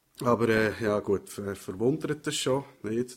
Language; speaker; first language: German; native; German